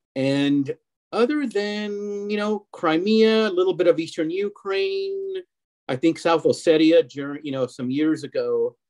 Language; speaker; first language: English; early bilingual, other home language; Spanish